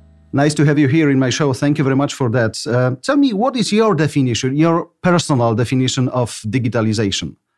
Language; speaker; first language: English; non-native, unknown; Polish